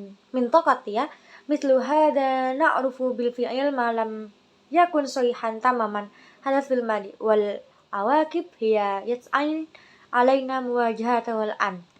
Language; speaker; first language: Arabic; non-native, learner; Indonesian